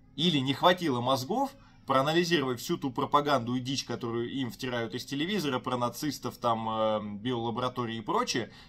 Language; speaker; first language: Russian; native; Russian